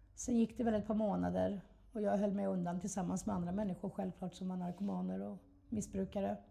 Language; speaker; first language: Swedish; native; Swedish